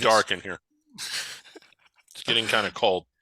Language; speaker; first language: English; native; English